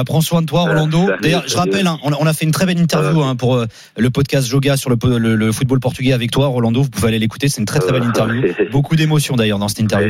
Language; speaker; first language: French; native; French